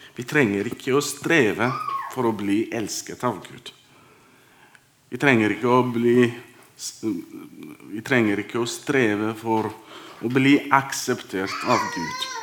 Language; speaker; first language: Norwegian; non-native, fluent; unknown